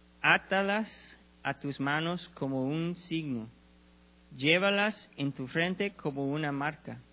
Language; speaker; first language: Spanish; non-native, learner; English